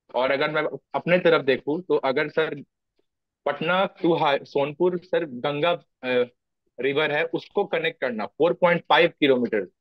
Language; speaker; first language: Hindi; native; Hindi